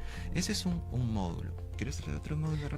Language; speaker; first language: Spanish; native; Spanish